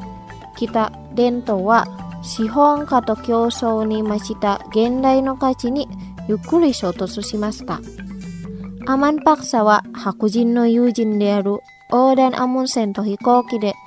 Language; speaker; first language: Japanese; non-native, fluent; Indonesian